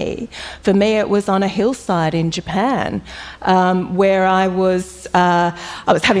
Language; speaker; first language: English; native; English